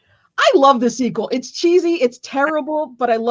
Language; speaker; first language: English; native; English